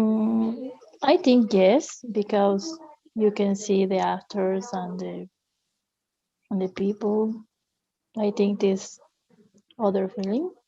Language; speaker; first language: English; non-native, learner; Spanish